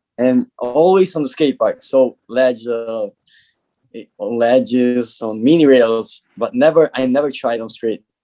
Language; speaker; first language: English; non-native, learner; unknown